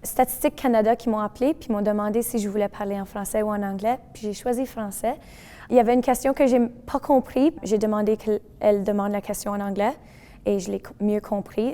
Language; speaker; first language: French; non-native, local second language; English